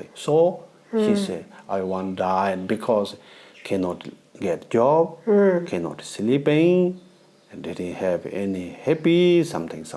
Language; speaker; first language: English; non-native, learner; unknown